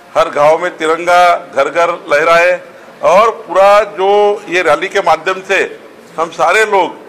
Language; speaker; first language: Hindi; non-native, local second language; Marathi